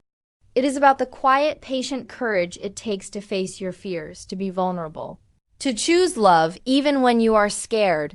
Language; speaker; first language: English; native; English